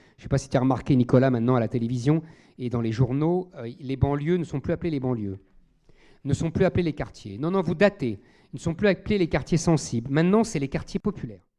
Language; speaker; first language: French; native; French